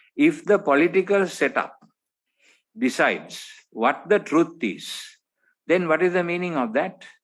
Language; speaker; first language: English; non-native, local second language; Sinhala